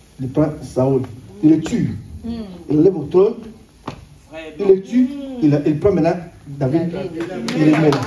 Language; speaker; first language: French; non-native, local second language; Lingala